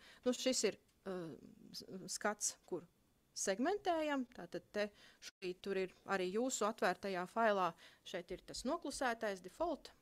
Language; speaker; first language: Latvian; native; Latvian